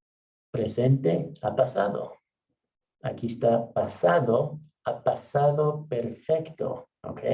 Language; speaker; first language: Spanish; non-native, fluent; English